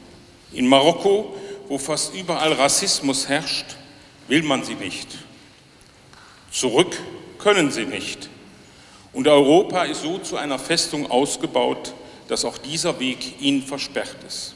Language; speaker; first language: German; native; German